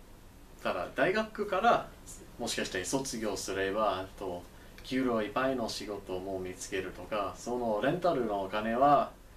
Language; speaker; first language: Japanese; non-native, learner; English